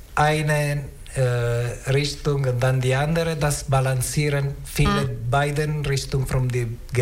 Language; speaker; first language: German; non-native, learner; Italian